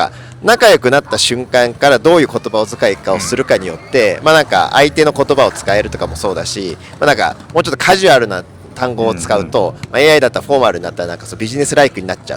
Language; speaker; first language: Japanese; native; Japanese